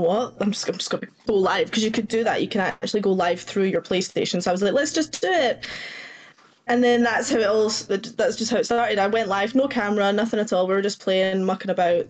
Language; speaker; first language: English; native; English